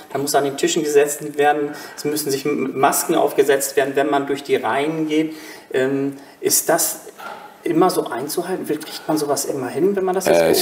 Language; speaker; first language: German; native; German